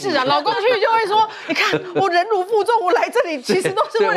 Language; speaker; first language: Chinese; native; Chinese